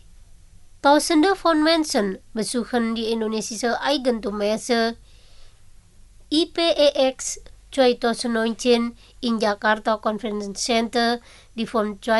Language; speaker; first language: German; non-native, fluent; Indonesian